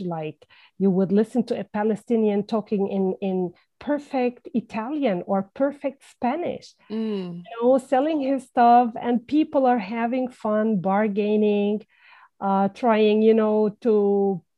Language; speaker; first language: English; non-native, fluent; Arabic